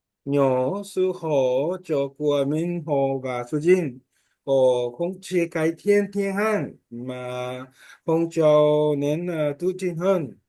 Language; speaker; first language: Vietnamese; non-native, learner; Korean